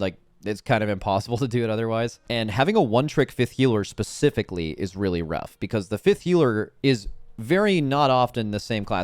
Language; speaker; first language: English; native; English